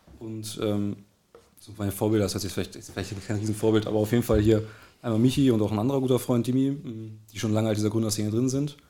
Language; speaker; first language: German; native; German